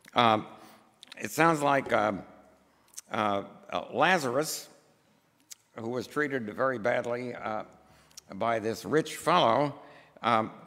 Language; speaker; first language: English; native; English